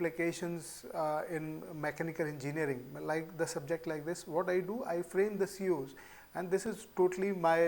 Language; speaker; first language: English; non-native, local second language; Hindi